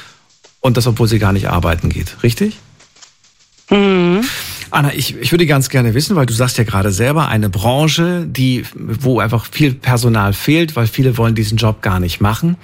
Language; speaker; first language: German; native; German